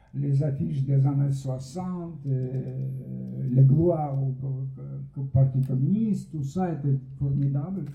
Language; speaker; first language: French; non-native, fluent; Russian